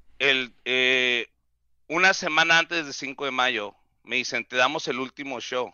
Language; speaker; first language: Spanish; native; Spanish